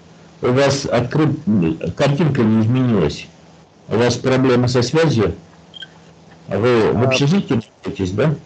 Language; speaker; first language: Russian; native; Russian